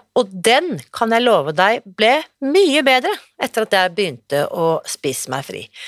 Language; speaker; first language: Norwegian; native; Norwegian